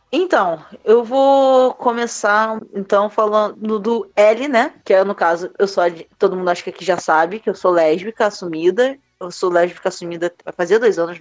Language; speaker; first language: Portuguese; native; Portuguese